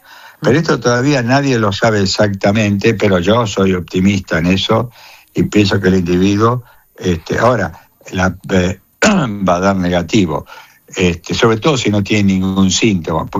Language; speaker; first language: Spanish; native; Spanish